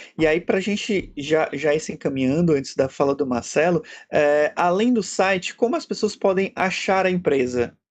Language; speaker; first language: Portuguese; native; Portuguese